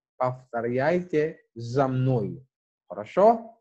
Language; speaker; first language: Russian; non-native, fluent; Filipino